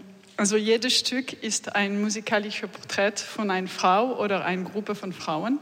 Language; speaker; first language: German; non-native, fluent; French